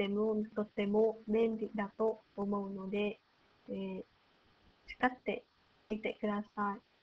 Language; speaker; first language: Japanese; non-native, learner; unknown